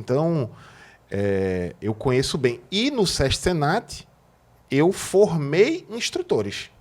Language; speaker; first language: Portuguese; native; Portuguese